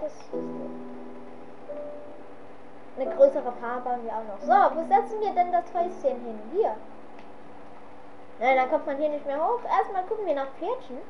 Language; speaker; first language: German; native; German